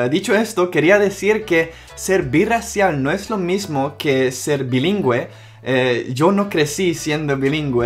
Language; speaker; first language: Spanish; non-native, local second language; Czech